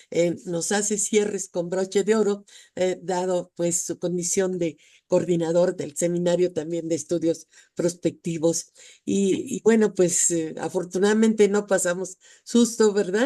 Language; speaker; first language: Spanish; native; Spanish